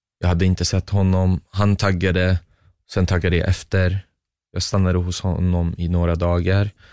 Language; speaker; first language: Swedish; non-native, fluent; Arabic